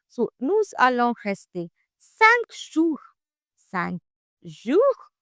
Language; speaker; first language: French; non-native, fluent; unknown